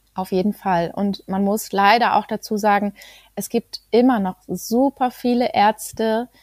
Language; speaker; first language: German; native; German